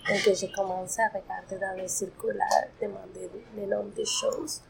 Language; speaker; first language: French; non-native, fluent; Spanish